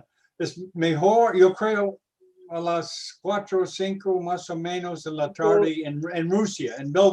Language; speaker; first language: Spanish; non-native, learner; English